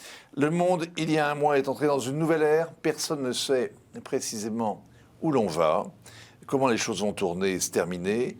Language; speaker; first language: French; native; French